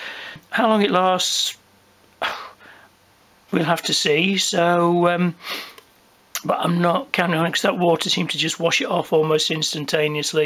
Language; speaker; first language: English; native; English